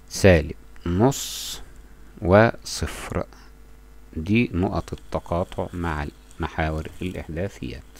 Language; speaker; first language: Arabic; native; Arabic